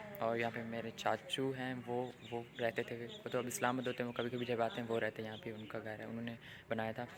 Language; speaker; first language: Urdu; non-native, local second language; Saraiki